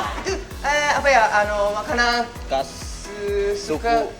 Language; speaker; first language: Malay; non-native, learner; Japanese